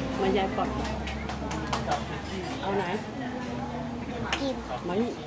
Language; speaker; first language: Thai; native; Thai